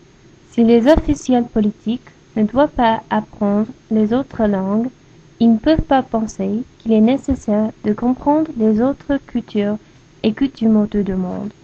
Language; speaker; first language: French; non-native, learner; English